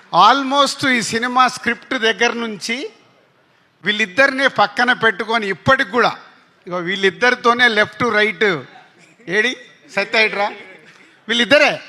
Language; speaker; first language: Telugu; native; Telugu